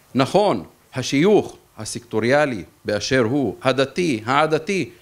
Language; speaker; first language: Hebrew; native; Hebrew